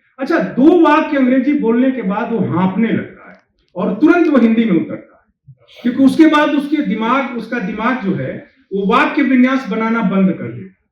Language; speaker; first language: Hindi; native; Hindi